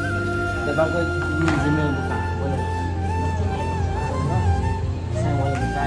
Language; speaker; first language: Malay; non-native, learner; Nepali